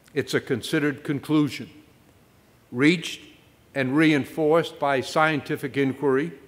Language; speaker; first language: English; native; English